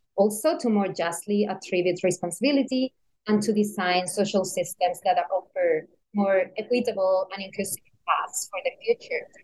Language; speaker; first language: English; non-native, fluent; Spanish